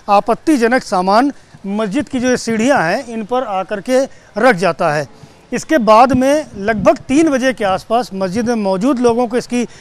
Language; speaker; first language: Hindi; native; Hindi